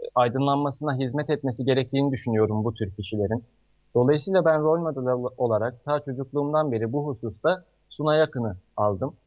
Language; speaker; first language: Turkish; native; Turkish